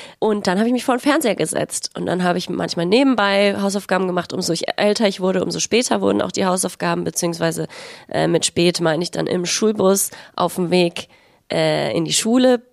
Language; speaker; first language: German; native; German